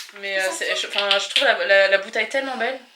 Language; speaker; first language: French; native; French